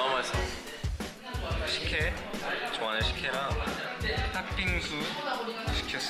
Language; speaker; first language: Korean; early bilingual, heritage; Korean